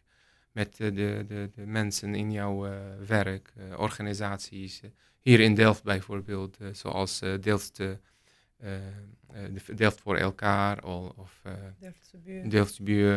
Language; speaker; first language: Dutch; non-native, learner; Arabic